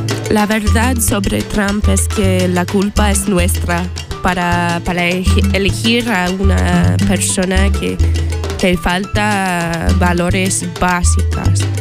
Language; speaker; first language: Spanish; non-native, fluent; English